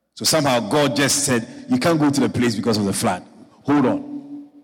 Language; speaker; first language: English; non-native, local second language; Akan